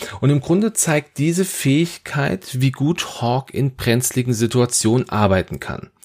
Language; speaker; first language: German; native; German